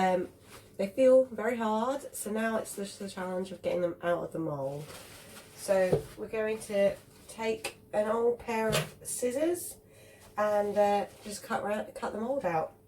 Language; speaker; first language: English; native; English